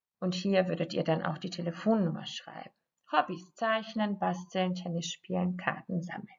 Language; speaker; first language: German; non-native, fluent; Croatian